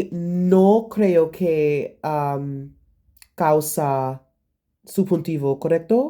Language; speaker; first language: Spanish; non-native, learner; English